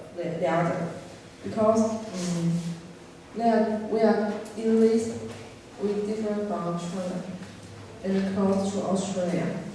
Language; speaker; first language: English; non-native, learner; Chinese